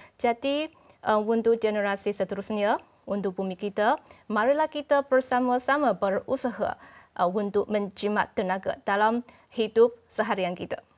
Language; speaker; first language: Malay; non-native, fluent; Chinese